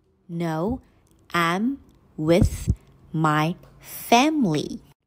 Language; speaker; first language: English; non-native, fluent; Chinese